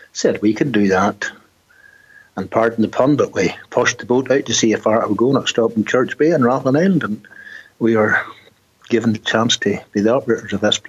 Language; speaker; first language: English; native; English